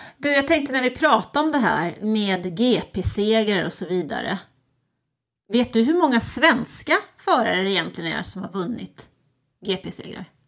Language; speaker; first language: Swedish; early bilingual, other home language; German